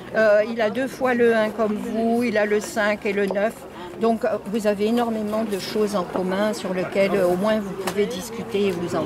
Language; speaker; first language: French; native; French